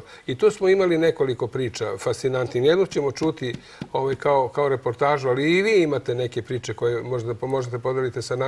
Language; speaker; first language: Croatian; native; Croatian